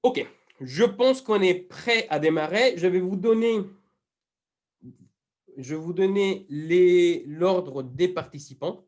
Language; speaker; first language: French; non-native, fluent; Spanish